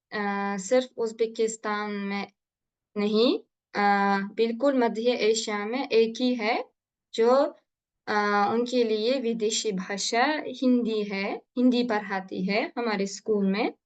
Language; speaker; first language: Hindi; non-native, learner; Uzbek